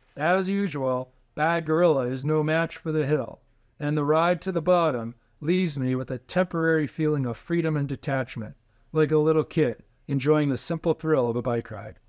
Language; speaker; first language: English; native; English